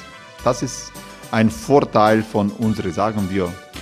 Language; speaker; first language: German; non-native, learner; Croatian